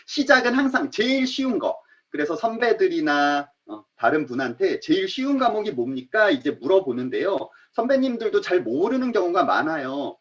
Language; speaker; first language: Korean; native; Korean